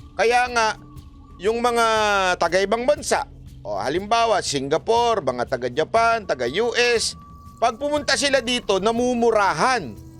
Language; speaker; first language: Filipino; native; Filipino